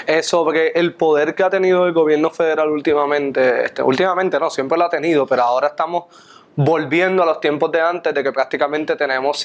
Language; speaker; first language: Spanish; native; Spanish